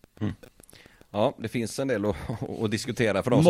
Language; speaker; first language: Swedish; native; Swedish